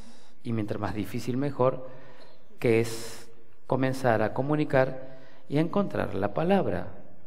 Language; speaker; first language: Spanish; native; Spanish